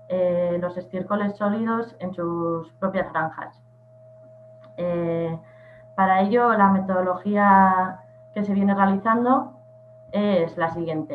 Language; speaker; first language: Spanish; native; Spanish